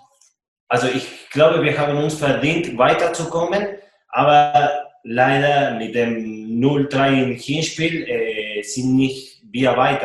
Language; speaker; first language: German; non-native, fluent; Spanish